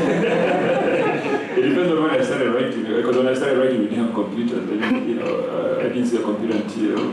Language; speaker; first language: English; non-native, local second language; Kikuyu